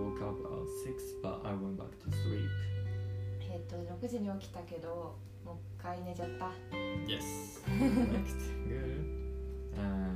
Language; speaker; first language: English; non-native, learner; Japanese